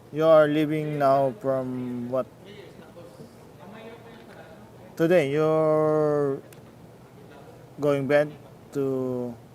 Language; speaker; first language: English; non-native, local second language; Filipino